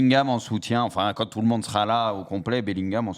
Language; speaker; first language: French; native; French